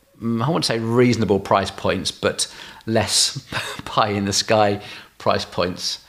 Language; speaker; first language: English; native; English